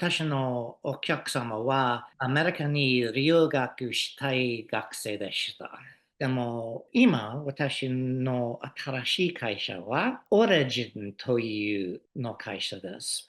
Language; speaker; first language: Japanese; non-native, learner; English